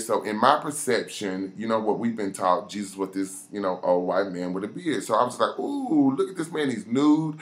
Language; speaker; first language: English; native; English